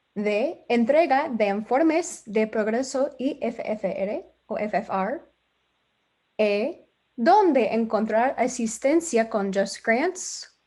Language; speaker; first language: Spanish; non-native, fluent; English